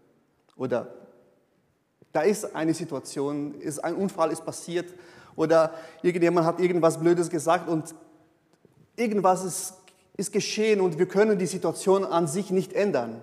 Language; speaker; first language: German; non-native, fluent; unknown